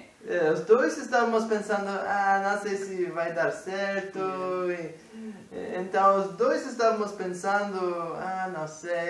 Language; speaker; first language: Portuguese; non-native, fluent; English